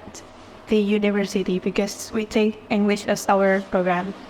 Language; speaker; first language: English; non-native, fluent; Indonesian